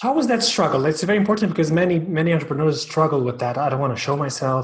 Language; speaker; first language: English; non-native, fluent; Portuguese